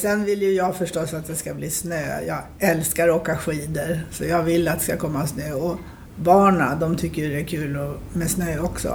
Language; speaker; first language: Swedish; native; Swedish